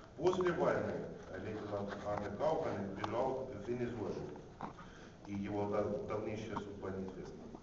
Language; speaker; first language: Russian; non-native, fluent; Finnish